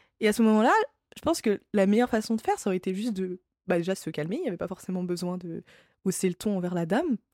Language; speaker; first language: French; native; French